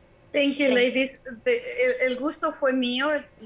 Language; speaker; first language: Spanish; native; Spanish